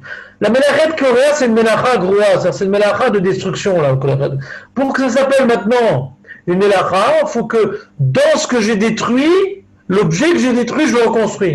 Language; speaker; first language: French; native; French